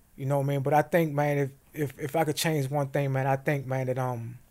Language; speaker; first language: English; native; English